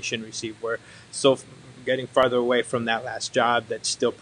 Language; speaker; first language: English; native; English